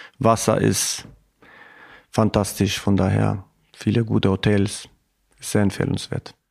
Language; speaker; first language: German; non-native, fluent; Albanian